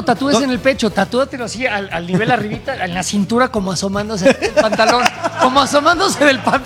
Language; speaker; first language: Spanish; native; Spanish